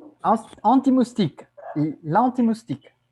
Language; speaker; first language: French; non-native, fluent; Spanish